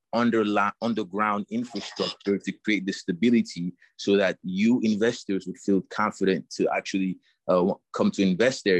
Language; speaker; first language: English; non-native, local second language; French